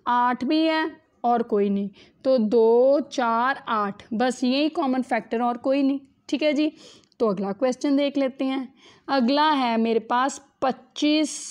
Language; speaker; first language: Hindi; native; Hindi